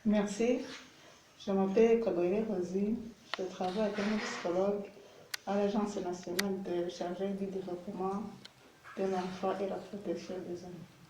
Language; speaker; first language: French; non-native, local second language; Rundi